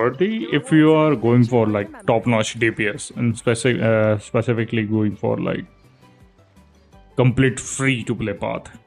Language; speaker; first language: English; non-native, local second language; Hindi